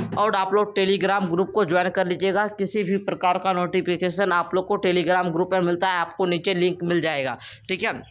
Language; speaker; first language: Hindi; native; Hindi